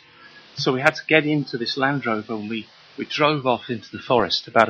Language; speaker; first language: English; native; English